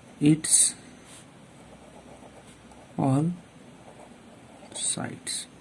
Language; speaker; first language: English; non-native, local second language; Hindi